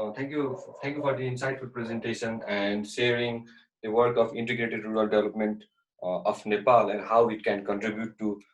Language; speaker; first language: English; non-native, local second language; Nepali